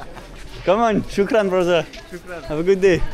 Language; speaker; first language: English; non-native, learner; French